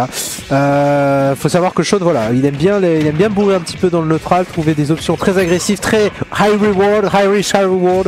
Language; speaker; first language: French; native; French